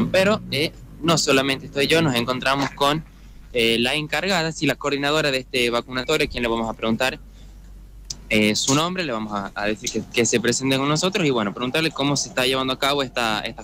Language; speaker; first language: Spanish; native; Spanish